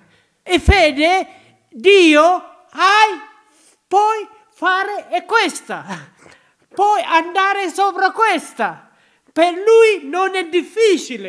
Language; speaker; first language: Italian; non-native, learner; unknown